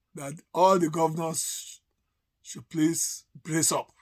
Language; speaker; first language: English; non-native, local second language; Yoruba